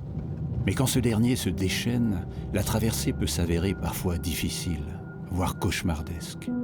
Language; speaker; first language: French; native; French